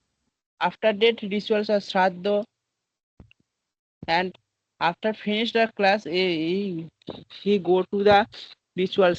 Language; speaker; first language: English; non-native, learner; Bangla